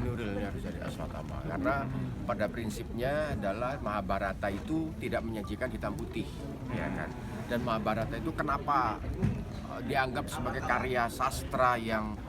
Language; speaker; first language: Indonesian; native; Indonesian